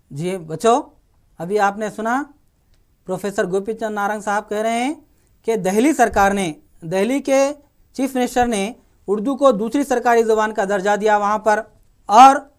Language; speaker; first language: Urdu; native; Urdu